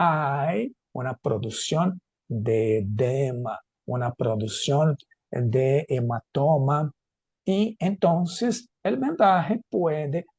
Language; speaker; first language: Spanish; non-native, fluent; Portuguese